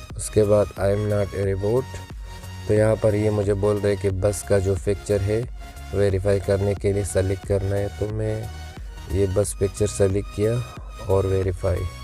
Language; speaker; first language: Urdu; non-native, local second language; Pashto